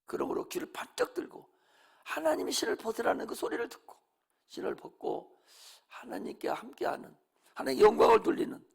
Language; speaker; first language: Korean; native; Korean